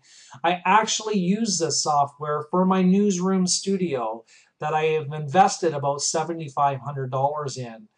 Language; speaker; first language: English; native; English